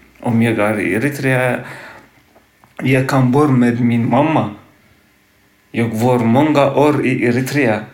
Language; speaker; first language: Swedish; non-native, learner; Tigrinya